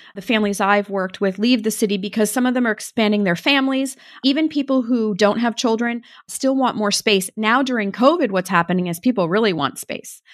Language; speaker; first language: English; native; English